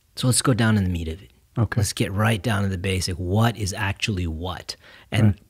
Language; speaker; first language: English; native; English